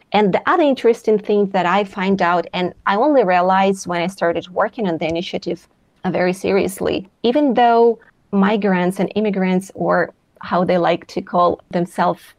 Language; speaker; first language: English; non-native, fluent; Russian